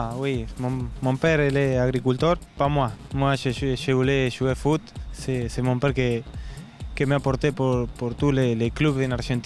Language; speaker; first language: French; non-native, learner; Spanish